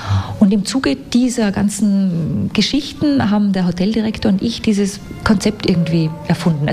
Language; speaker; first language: German; native; German